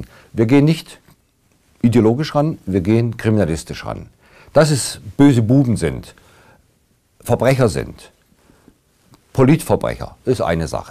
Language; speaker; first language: German; native; German